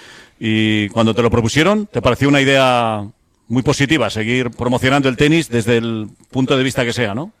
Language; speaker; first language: Spanish; native; Spanish